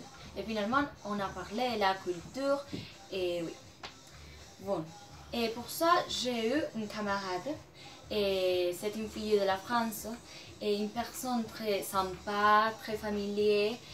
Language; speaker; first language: French; non-native, learner; Spanish